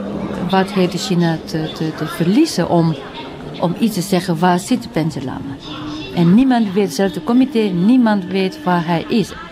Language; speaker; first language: Dutch; non-native, fluent; Tibetan